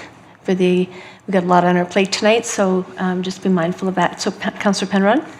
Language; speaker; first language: English; native; English